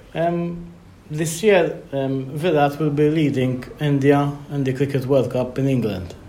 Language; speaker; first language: English; non-native, local second language; Maltese